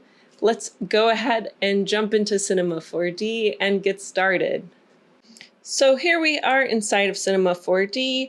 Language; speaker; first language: English; native; English